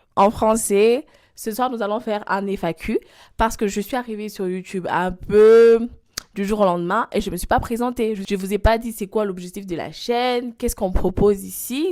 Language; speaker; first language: French; non-native, local second language; Lingala